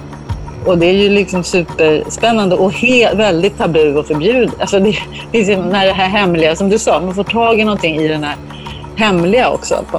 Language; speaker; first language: Swedish; native; Swedish